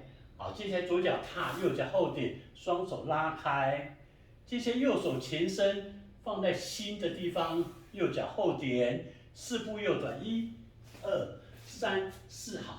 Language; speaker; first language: Chinese; native; Chinese